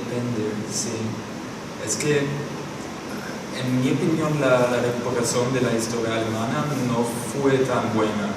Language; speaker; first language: Spanish; non-native, fluent; German